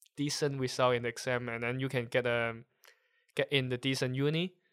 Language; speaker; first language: English; non-native, local second language; Cantonese